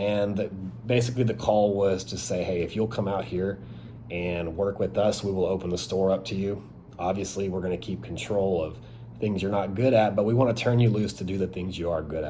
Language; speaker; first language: English; native; English